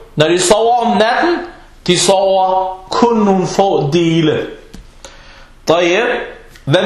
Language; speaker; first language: Danish; early bilingual, other home language; Arabic